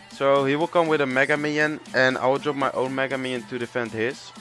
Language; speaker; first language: English; non-native, fluent; Dutch